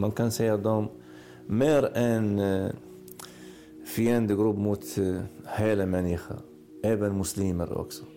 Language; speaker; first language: Swedish; non-native, learner; Arabic